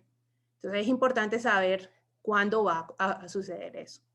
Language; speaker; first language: Spanish; native; Spanish